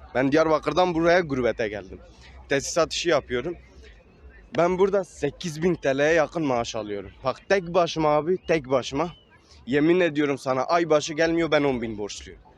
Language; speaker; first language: Turkish; non-native, local second language; Kurdish